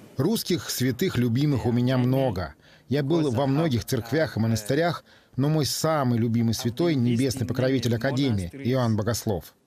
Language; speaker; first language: Russian; non-native, fluent; Swahili